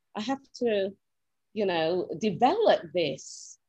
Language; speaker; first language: English; native; English